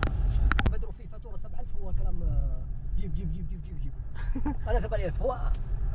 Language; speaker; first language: Arabic; non-native, learner; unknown